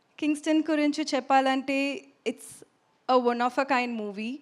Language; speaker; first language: Telugu; non-native, learner; Tamil